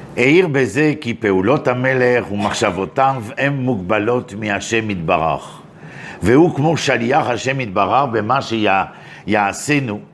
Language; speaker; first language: Hebrew; non-native, fluent; French